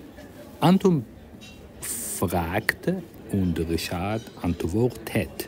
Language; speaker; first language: German; non-native, fluent; Persian